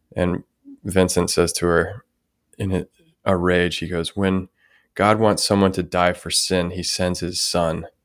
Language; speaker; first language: English; native; English